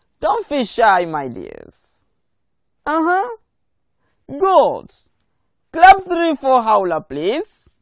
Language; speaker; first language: English; non-native, local second language; Swahili